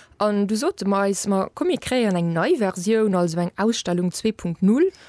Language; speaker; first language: Luxembourgish; native; Luxembourgish